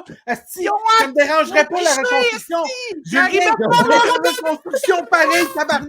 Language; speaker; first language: French; native; French